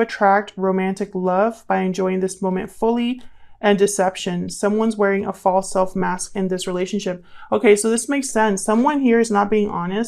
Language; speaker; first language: English; native; English